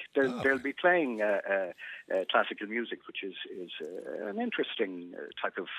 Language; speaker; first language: English; native; English